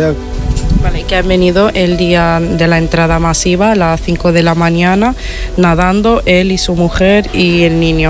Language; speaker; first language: Spanish; non-native, fluent; Italian